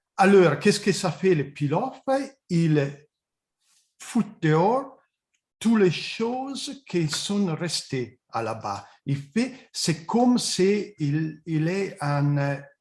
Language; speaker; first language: French; non-native, fluent; Italian